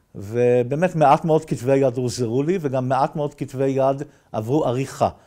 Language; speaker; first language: Hebrew; native; Hebrew